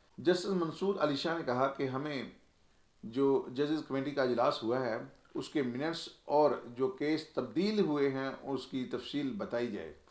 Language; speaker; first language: Urdu; non-native, local second language; Punjabi